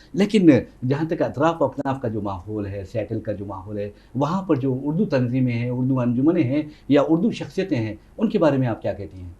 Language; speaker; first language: Urdu; native; Urdu